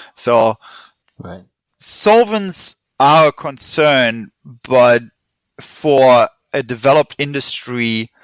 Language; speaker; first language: English; non-native, fluent; German